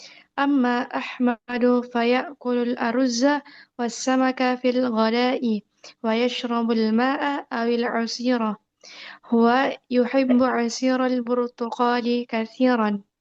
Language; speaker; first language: Arabic; non-native, learner; Indonesian